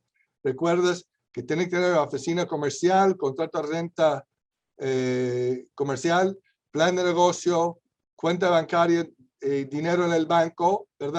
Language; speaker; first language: Spanish; non-native, fluent; English